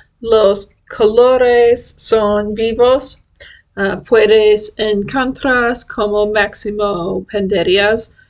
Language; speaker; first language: Spanish; non-native, learner; English